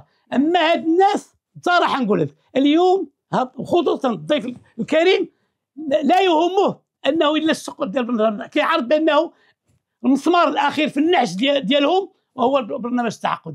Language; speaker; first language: Arabic; native; Arabic